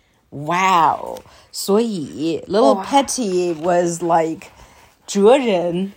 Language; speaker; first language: English; non-native, fluent; Chinese